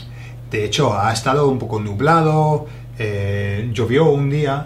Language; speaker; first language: Spanish; non-native, fluent; English